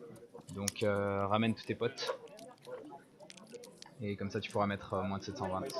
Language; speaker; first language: French; native; French